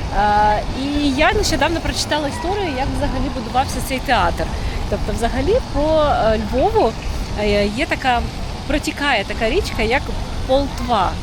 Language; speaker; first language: Ukrainian; native; Ukrainian